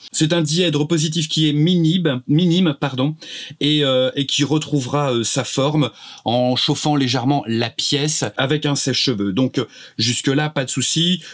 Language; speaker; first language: French; native; French